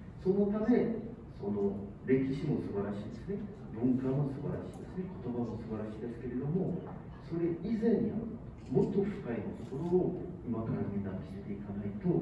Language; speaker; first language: Japanese; non-native, fluent; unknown